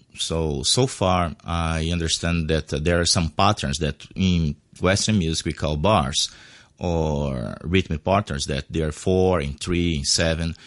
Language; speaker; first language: English; non-native, fluent; Portuguese